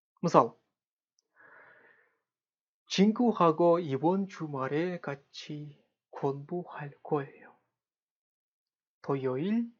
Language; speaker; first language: Korean; non-native, fluent; Kazakh